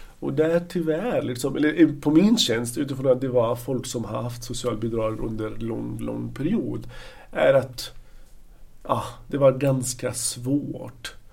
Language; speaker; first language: Swedish; non-native, fluent; Arabic